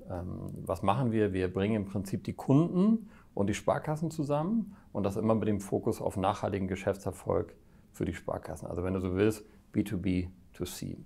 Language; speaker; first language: German; native; German